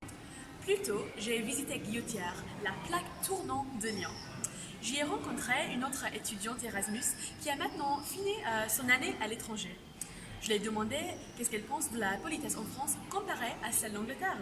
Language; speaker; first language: French; non-native, fluent; English